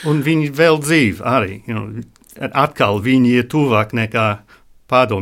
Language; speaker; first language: Latvian; non-native, learner; English